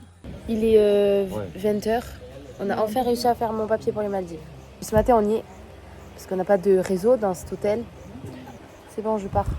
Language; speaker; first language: French; native; French